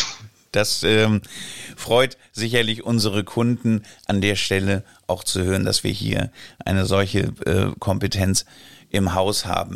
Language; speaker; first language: German; native; German